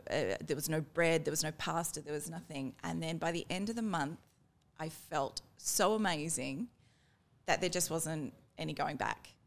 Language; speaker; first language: English; native; English